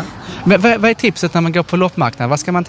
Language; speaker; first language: Swedish; native; Swedish